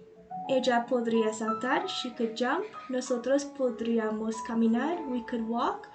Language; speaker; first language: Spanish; non-native, fluent; English